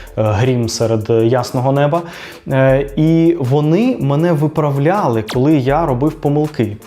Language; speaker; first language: Ukrainian; non-native, local second language; Russian